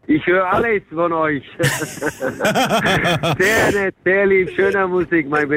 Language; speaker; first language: German; non-native, learner; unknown